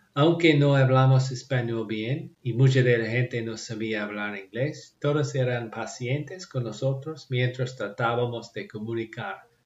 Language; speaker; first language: Spanish; non-native, learner; English